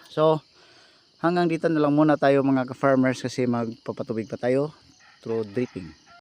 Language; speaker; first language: Filipino; non-native, local second language; Cebuano